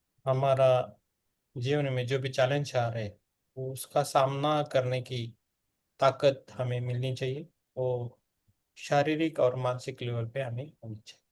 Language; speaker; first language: Hindi; native; Hindi